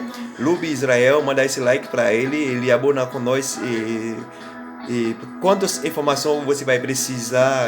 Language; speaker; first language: Portuguese; non-native, learner; Haitian Creole